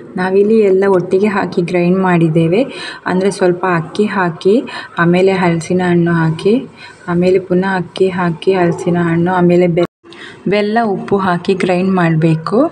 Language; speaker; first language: Kannada; non-native, local second language; Tulu